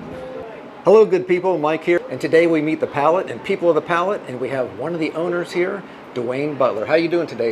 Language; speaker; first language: English; native; English